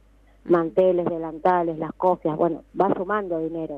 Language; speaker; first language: Spanish; native; Spanish